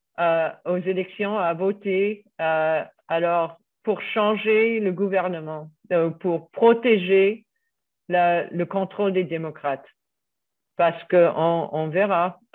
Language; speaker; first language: French; non-native, fluent; English